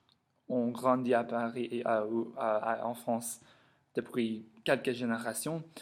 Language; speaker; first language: French; non-native, learner; English